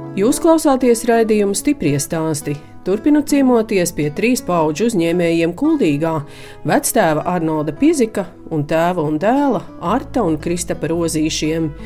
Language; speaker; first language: Latvian; native; Latvian